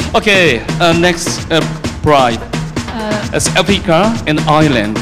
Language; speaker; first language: English; non-native, learner; Korean